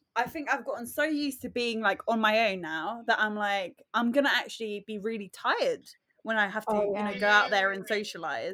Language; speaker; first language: English; native; English